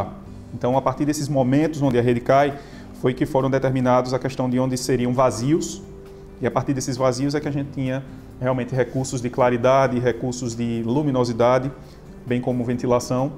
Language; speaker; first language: Portuguese; native; Portuguese